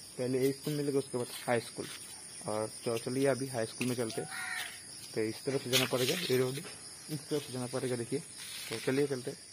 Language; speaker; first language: Hindi; non-native, local second language; Bangla